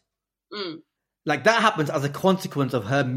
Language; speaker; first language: English; native; English